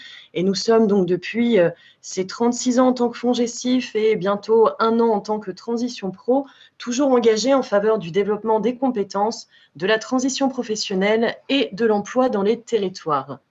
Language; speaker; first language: French; native; French